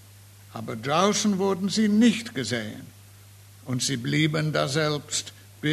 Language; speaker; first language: German; non-native, fluent; English